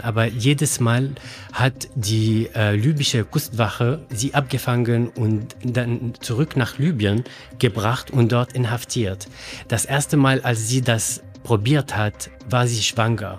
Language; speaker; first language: German; non-native, learner; Arabic